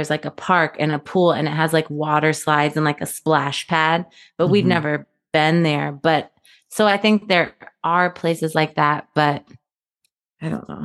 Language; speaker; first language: English; native; English